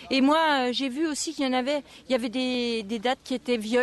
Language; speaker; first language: French; native; French